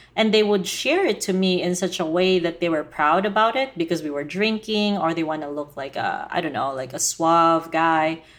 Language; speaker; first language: English; non-native, local second language; Filipino